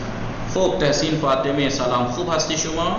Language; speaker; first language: Persian; non-native, fluent; Urdu